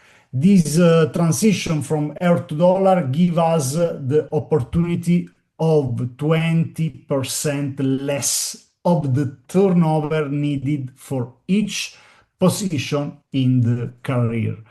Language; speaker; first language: English; non-native, learner; Italian